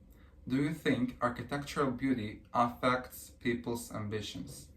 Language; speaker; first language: English; early bilingual, other home language; Russian